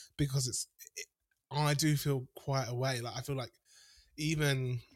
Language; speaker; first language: English; native; English